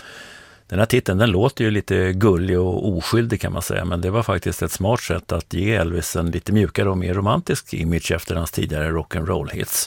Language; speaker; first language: Swedish; native; Swedish